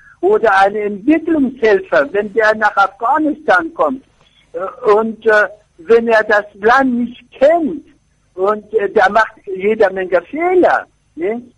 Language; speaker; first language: German; non-native, fluent; Persian